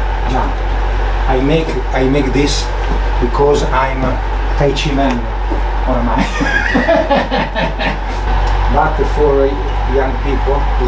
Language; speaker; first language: English; non-native, learner; Italian